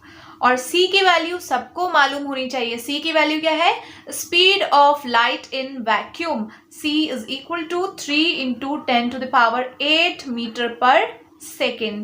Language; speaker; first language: Hindi; native; Hindi